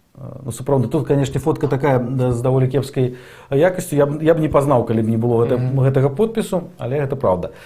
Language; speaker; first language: Belarusian; non-native, local second language; Russian